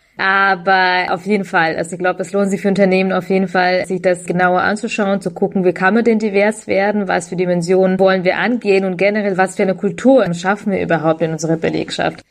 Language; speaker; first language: German; early bilingual, other home language; Russian